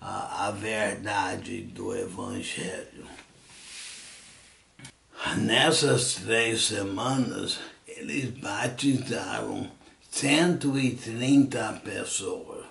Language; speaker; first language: Portuguese; non-native, fluent; English